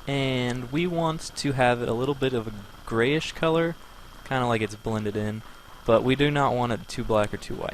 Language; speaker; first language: English; native; English